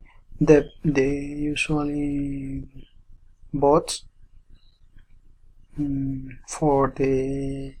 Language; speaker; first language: English; non-native, learner; Spanish